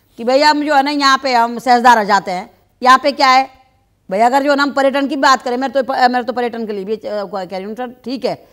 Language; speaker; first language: Hindi; native; Hindi